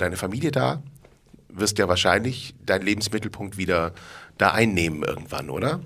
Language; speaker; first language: German; native; German